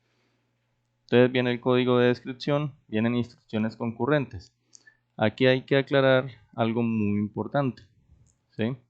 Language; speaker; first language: Spanish; native; Spanish